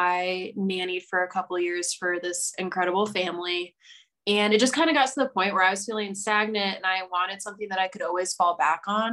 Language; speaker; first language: English; native; English